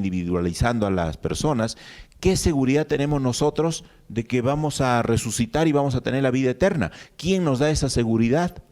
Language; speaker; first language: Spanish; native; Spanish